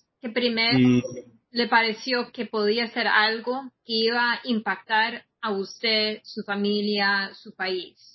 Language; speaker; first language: Spanish; non-native, fluent; English